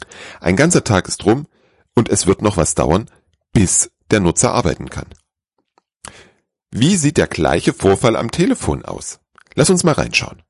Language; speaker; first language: German; native; German